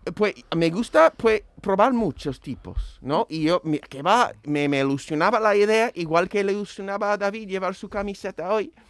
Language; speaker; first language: Spanish; non-native, fluent; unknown